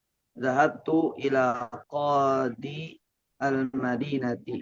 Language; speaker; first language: Arabic; non-native, learner; Indonesian